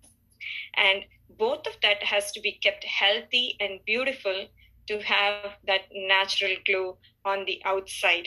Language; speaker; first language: English; non-native, local second language; Tamil